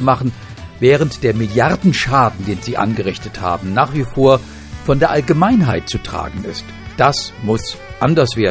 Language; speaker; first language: German; native; German